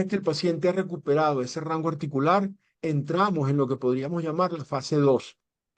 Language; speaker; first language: Spanish; native; Spanish